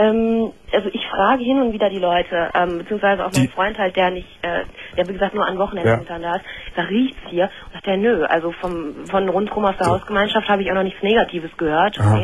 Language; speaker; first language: German; native; German